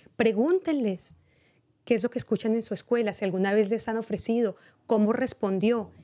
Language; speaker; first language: Spanish; native; Spanish